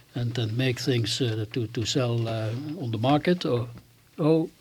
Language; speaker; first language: English; non-native, learner; Dutch